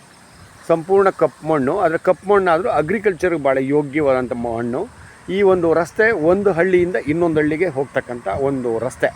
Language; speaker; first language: Kannada; native; Kannada